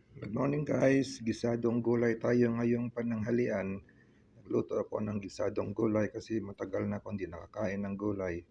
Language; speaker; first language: Filipino; non-native, local second language; Hiligaynon